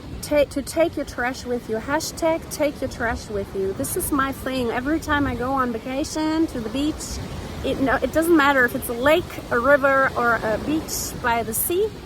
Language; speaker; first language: English; non-native, fluent; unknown